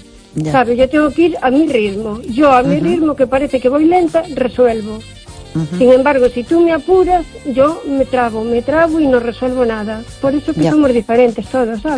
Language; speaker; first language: Spanish; native; Spanish